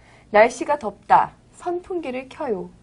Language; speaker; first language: Korean; native; Korean